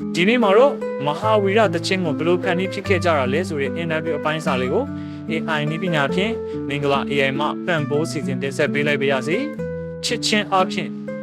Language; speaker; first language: Burmese; native; Burmese